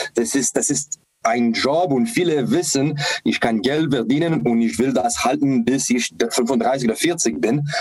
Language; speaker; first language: German; non-native, fluent; English